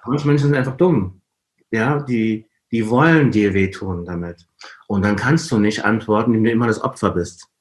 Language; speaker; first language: German; non-native, fluent; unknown